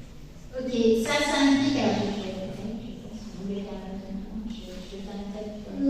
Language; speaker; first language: French; native; French